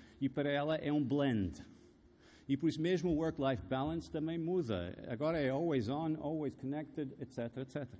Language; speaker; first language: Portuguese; non-native, fluent; Arabic